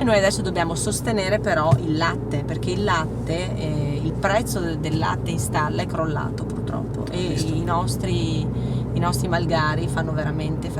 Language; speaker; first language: Italian; native; Italian